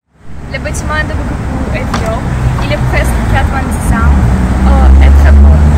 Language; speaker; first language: French; non-native, learner; Russian